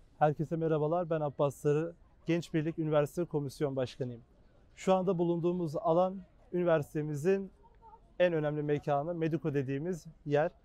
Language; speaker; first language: Turkish; native; Turkish